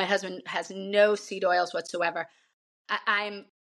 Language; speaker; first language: English; native; English